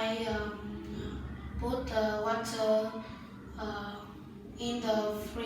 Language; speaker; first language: English; non-native, learner; Vietnamese